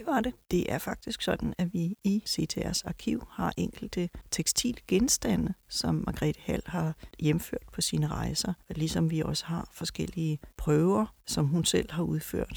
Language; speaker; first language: Danish; native; Danish